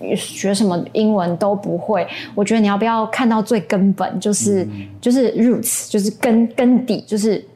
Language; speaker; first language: Chinese; non-native, local second language; English